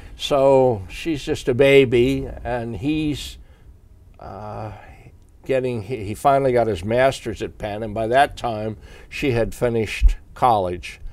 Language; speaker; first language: English; native; English